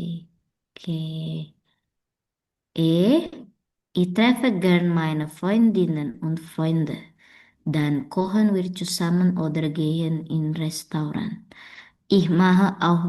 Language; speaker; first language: German; non-native, learner; Indonesian